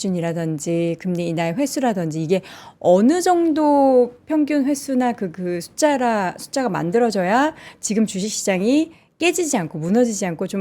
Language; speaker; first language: Korean; native; Korean